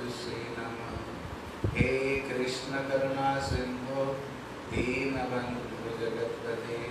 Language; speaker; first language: Hindi; non-native, local second language; Bangla